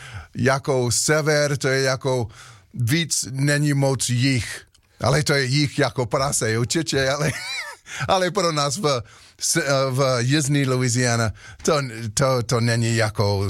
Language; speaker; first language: Czech; non-native, learner; English